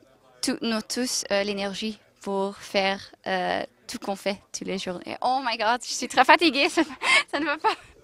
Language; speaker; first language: French; non-native, local second language; Dutch